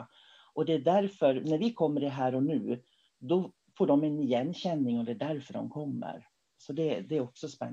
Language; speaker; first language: Swedish; native; Swedish